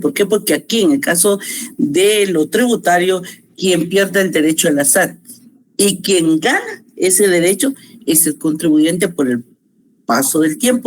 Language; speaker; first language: Spanish; native; Spanish